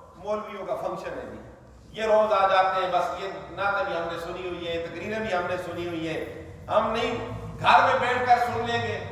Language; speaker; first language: Urdu; non-native, local second language; Northern Hindko